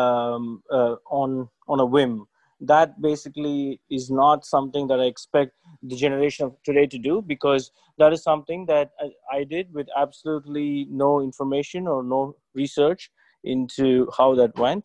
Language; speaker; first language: English; non-native, local second language; Tamil